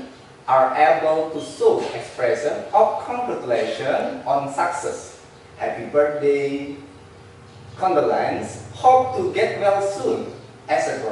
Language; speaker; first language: English; non-native, learner; Indonesian